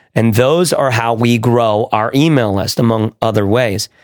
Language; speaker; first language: English; native; English